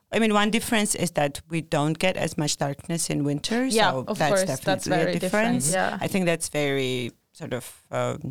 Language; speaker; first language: English; non-native, fluent; Georgian